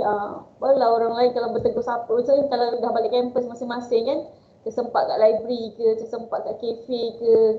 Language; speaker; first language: Malay; native; Malay